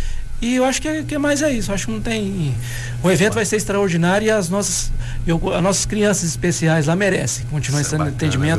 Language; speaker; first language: Portuguese; native; Portuguese